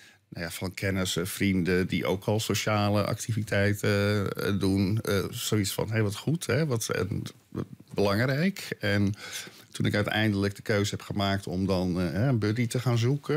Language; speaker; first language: Dutch; native; Dutch